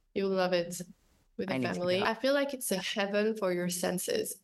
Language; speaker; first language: English; non-native, fluent; French